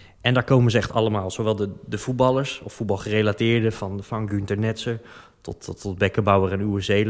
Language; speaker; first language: Dutch; native; Dutch